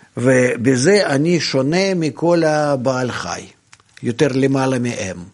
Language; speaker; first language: Hebrew; non-native, fluent; Russian